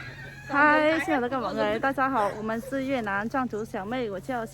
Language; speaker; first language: Chinese; non-native, fluent; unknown